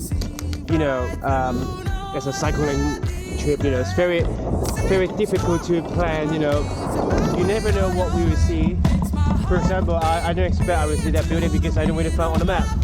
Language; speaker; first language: English; non-native, learner; Cantonese